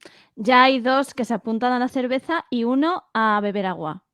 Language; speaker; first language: Spanish; native; Spanish